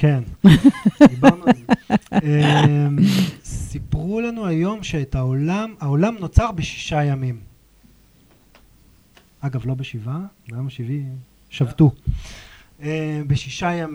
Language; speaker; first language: Hebrew; native; Hebrew